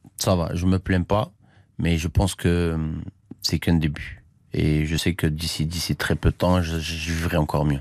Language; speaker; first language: French; early bilingual, other home language; Armenian